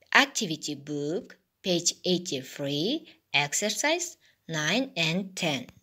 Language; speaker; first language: English; non-native, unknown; Kazakh